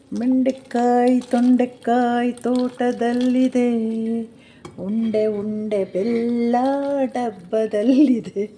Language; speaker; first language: Kannada; non-native, local second language; Malayalam